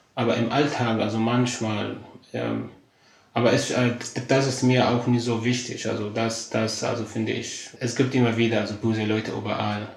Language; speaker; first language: German; non-native, fluent; Arabic